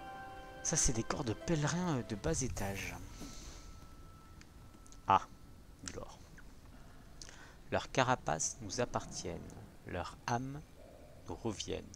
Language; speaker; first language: French; native; French